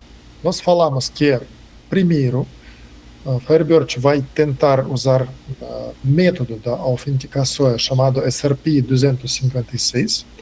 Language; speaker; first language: Portuguese; non-native, fluent; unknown